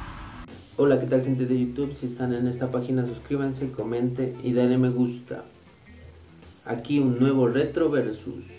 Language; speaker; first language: Spanish; native; Spanish